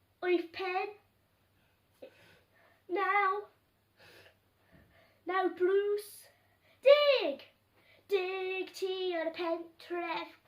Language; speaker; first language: Welsh; non-native, local second language; English